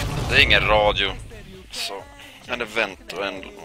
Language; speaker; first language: Swedish; native; Swedish